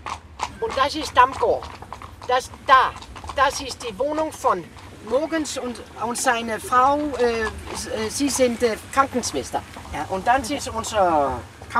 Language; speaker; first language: German; non-native, learner; Danish